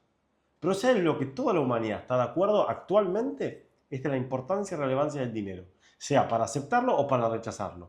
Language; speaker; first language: Spanish; native; Spanish